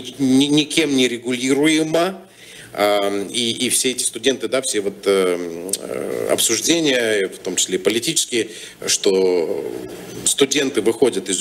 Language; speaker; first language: Russian; native; Russian